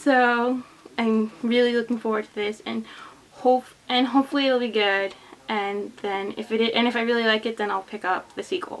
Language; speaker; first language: English; native; English